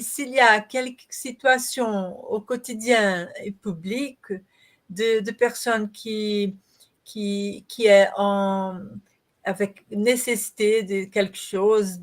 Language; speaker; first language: French; non-native, learner; Portuguese